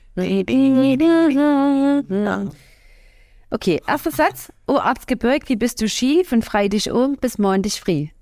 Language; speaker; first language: German; native; German